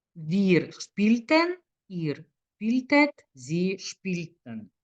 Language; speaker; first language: German; non-native, fluent; Lithuanian